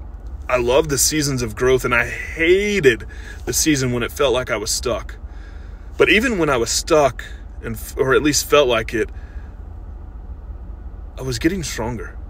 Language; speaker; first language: English; native; English